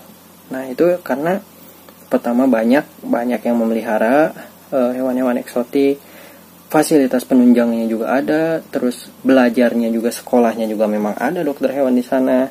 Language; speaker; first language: Indonesian; native; Indonesian